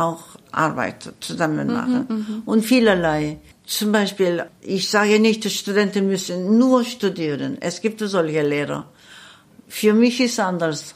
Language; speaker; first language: German; non-native, learner; Korean